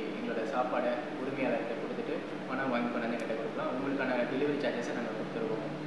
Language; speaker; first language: Tamil; early bilingual, heritage; Tamil